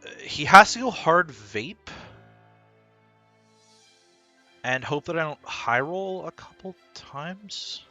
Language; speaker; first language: English; native; English